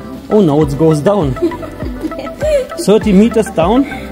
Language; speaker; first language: English; non-native, learner; German